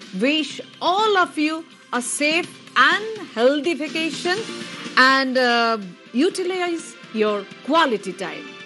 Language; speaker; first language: English; non-native, local second language; Bangla